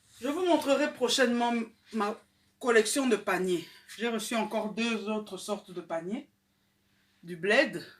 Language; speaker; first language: French; non-native, local second language; Lingala